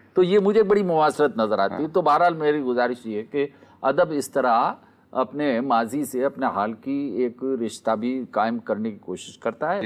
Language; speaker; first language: Urdu; non-native, local second language; Marwari